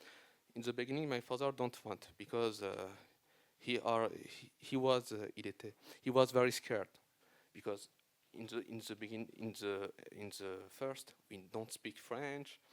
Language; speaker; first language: English; non-native, learner; Persian